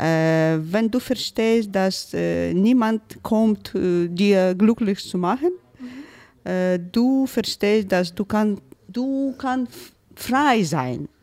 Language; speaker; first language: German; non-native, learner; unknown